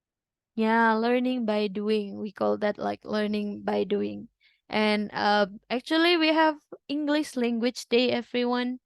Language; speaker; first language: English; non-native, fluent; Indonesian